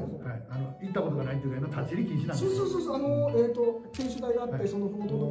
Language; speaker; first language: Japanese; native; Japanese